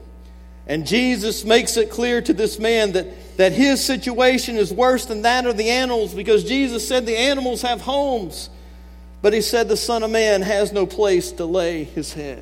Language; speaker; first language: English; native; English